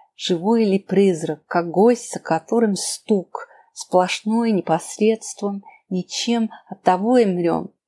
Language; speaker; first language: Russian; non-native, fluent; English